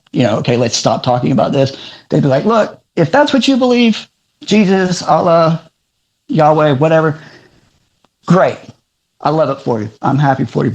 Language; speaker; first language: English; native; English